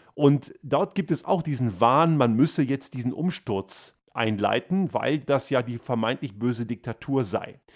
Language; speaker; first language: German; early bilingual, other home language; Croatian